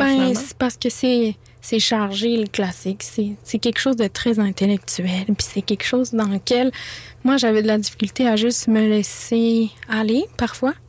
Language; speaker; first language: French; native; French